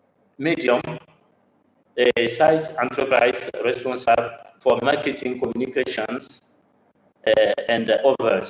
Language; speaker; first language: English; non-native, learner; French